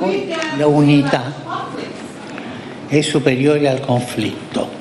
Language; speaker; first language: Italian; early bilingual, heritage; Spanish